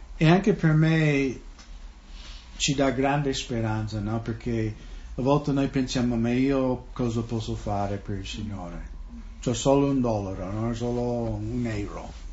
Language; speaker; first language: Italian; non-native, fluent; English